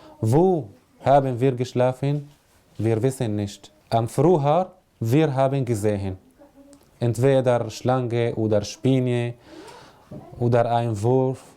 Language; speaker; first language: German; non-native, learner; Arabic